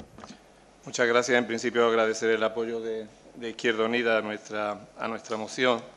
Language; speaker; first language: Spanish; native; Spanish